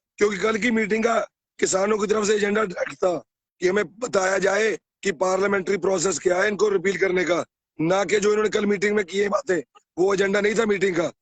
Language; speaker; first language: Hindi; non-native, local second language; Punjabi